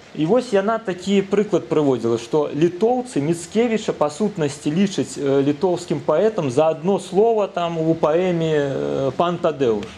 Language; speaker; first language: Belarusian; native; Belarusian